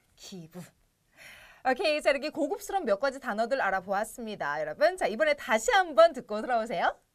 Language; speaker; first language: Korean; native; Korean